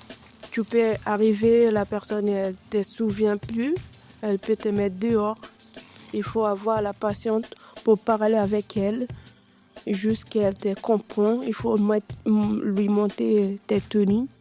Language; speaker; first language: French; non-native, learner; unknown